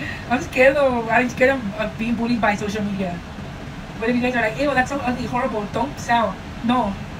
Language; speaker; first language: English; early bilingual, other home language; Spanish